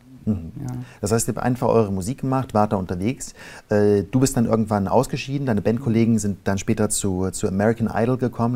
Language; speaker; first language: German; native; German